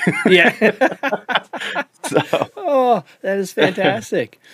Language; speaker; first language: English; native; English